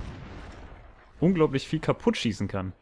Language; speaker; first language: German; native; German